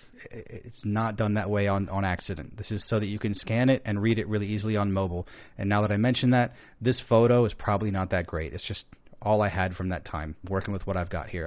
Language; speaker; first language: English; native; English